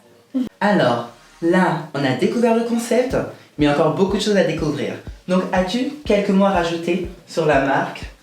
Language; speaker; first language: French; native; French